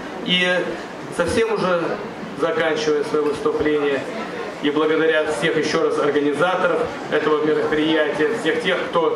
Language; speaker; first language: Russian; native; Russian